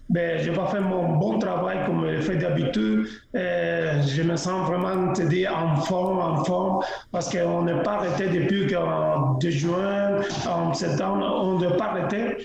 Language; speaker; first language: French; non-native, local second language; Spanish